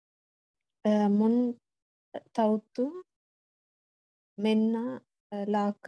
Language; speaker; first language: Finnish; non-native, learner; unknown